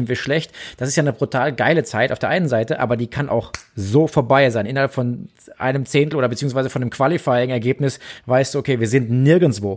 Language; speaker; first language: German; native; German